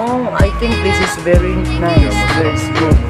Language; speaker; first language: English; non-native, local second language; Cebuano